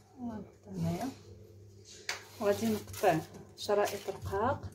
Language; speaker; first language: Arabic; native; Arabic